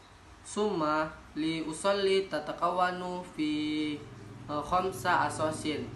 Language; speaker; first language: Arabic; non-native, learner; Indonesian